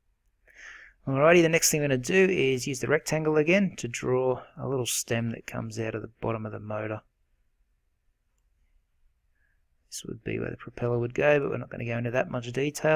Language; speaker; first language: English; native; English